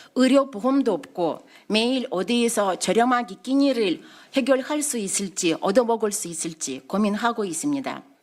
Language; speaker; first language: Korean; non-native, fluent; Russian